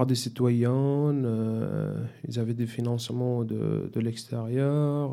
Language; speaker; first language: French; non-native, fluent; Arabic